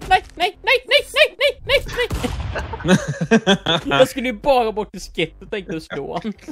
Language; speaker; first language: Swedish; native; Swedish